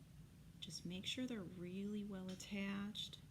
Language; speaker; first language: English; native; English